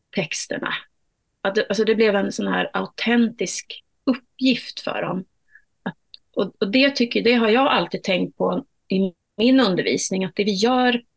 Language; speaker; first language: Swedish; native; Swedish